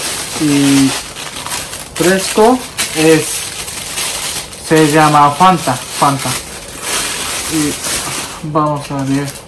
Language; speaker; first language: Spanish; non-native, learner; Japanese